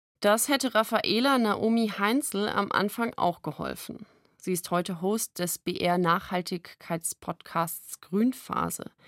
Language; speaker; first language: German; native; German